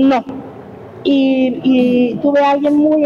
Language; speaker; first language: Spanish; native; Spanish